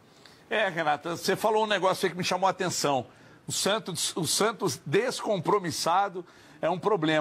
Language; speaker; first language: Portuguese; native; Portuguese